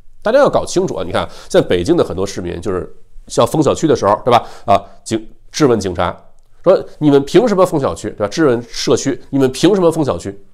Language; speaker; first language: Chinese; native; Chinese